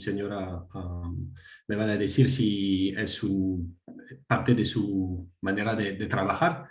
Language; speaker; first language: Spanish; non-native, fluent; French